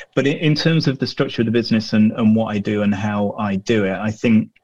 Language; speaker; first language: English; native; English